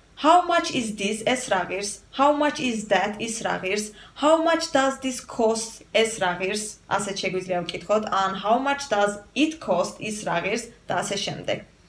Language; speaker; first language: English; non-native, fluent; Georgian